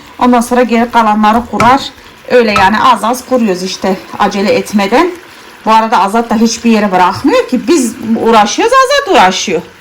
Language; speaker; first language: Turkish; early bilingual, heritage; Turkish